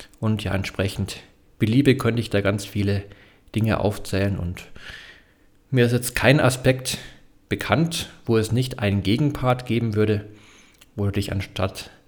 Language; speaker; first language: German; native; German